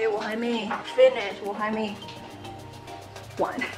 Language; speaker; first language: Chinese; non-native, learner; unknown